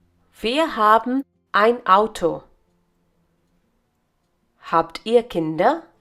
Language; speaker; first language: German; non-native, fluent; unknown